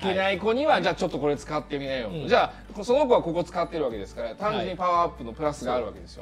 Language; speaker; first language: Japanese; native; Japanese